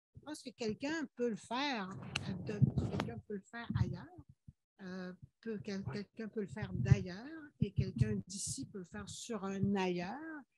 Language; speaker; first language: French; native; French